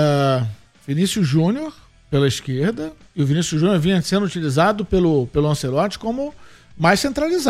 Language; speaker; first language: Portuguese; native; Portuguese